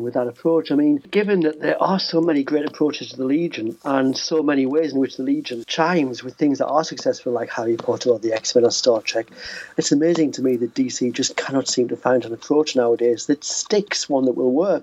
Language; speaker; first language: English; native; English